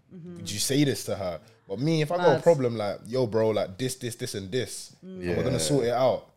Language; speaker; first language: English; native; English